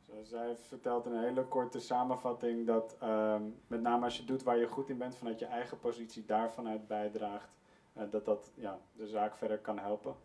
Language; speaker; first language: Dutch; native; Dutch